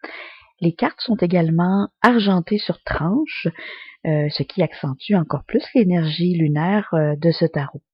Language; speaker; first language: French; native; French